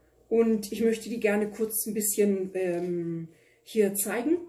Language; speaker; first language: German; early bilingual, other home language; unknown